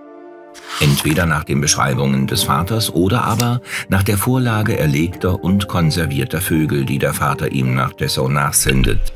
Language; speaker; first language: German; native; German